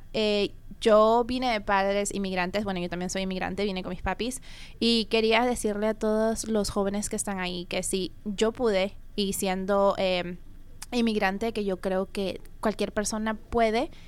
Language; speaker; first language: Spanish; native; Spanish